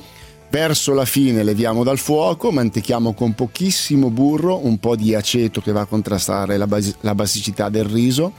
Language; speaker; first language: Italian; native; Italian